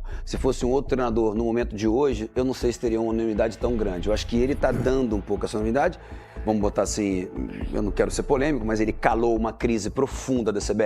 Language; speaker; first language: Portuguese; native; Portuguese